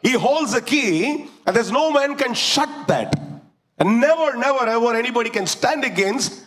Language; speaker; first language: English; non-native, local second language; Tamil